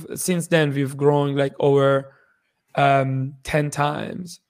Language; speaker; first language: English; non-native, fluent; Persian